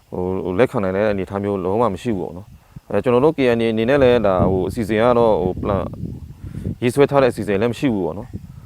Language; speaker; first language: Burmese; non-native, local second language; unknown